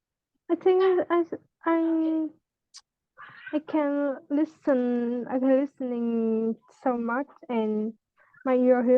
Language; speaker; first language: English; non-native, learner; Vietnamese